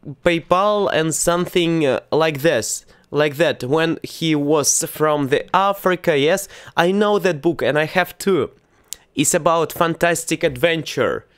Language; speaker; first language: English; non-native, learner; Russian